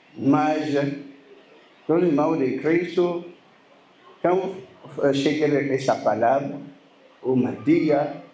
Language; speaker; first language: Portuguese; non-native, learner; Lingala